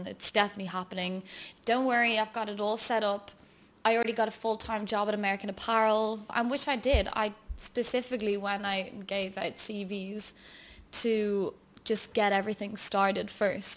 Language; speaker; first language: English; native; English